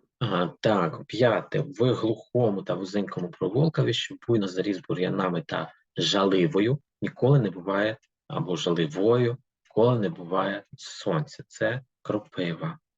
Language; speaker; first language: Ukrainian; native; Ukrainian